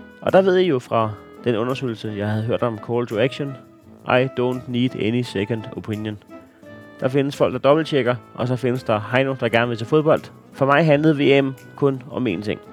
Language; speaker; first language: Danish; native; Danish